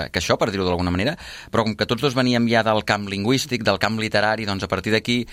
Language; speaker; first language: Catalan; native; Catalan